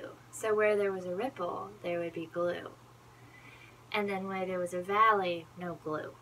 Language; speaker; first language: English; native; English